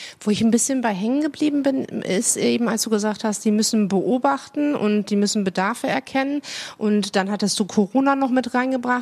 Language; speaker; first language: German; native; German